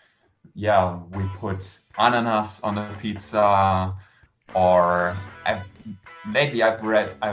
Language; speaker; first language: English; non-native, fluent; German